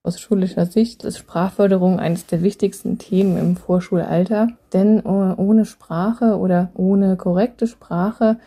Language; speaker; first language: German; native; German